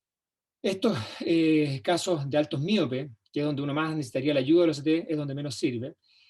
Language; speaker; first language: Spanish; native; Spanish